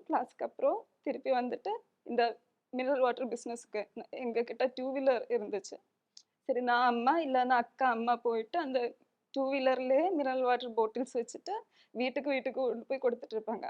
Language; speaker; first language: Tamil; non-native, local second language; Malayalam